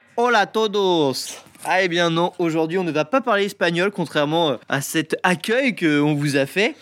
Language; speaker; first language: French; native; French